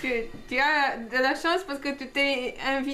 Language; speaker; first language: French; non-native, fluent; Romanian